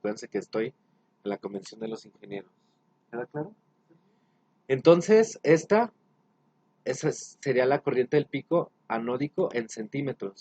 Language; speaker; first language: Spanish; native; Spanish